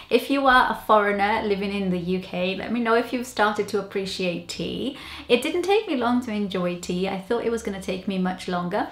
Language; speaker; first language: English; non-native, fluent; Portuguese